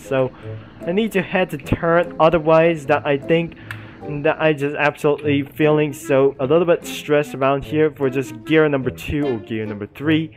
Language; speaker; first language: English; non-native, learner; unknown